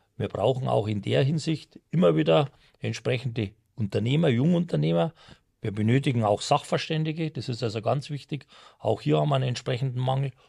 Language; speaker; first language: German; native; German